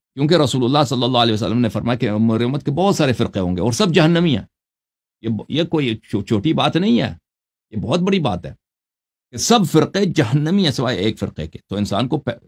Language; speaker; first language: Urdu; native; Urdu